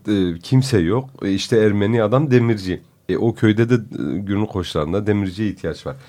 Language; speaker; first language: Turkish; non-native, local second language; Kurdish